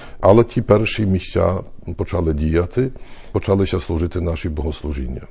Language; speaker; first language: Ukrainian; early bilingual, heritage; Ukrainian